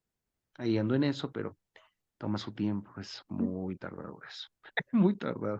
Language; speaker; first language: Spanish; native; Spanish